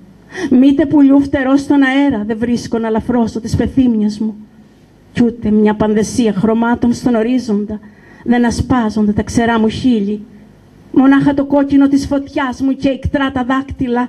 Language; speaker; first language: Greek; native; Greek